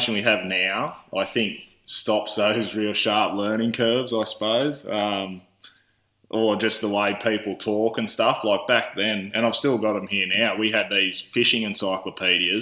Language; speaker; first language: English; native; English